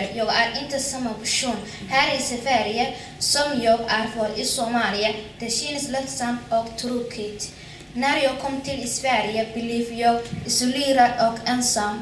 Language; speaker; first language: Swedish; non-native, learner; Somali